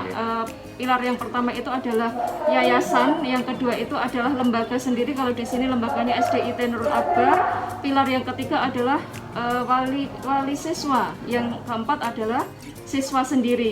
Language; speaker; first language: Indonesian; native; Indonesian